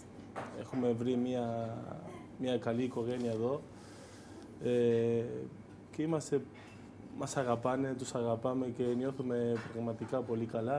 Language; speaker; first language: Greek; non-native, fluent; Spanish